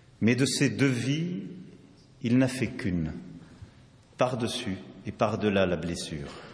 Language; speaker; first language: French; native; French